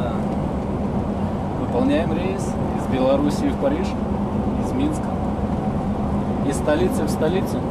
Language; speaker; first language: Russian; native; Russian